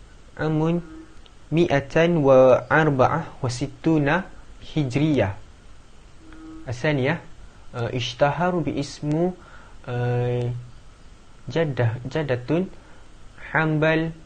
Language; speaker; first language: Arabic; non-native, learner; Malay